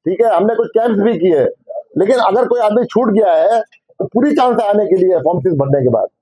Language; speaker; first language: Hindi; non-native, local second language; Bangla